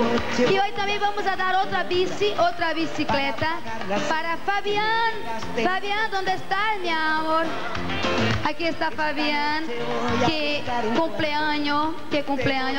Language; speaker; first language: Spanish; non-native, fluent; Portuguese